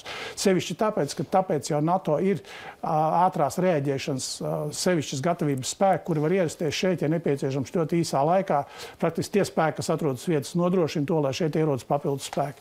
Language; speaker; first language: Latvian; native; Latvian